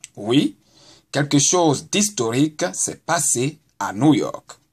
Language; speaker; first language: French; non-native, local second language; Baoulé